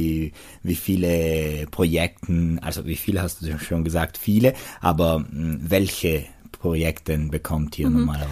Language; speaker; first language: German; non-native, local second language; Italian